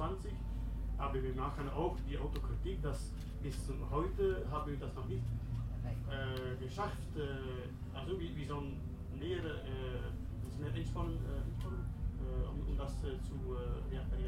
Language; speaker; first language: German; non-native, learner; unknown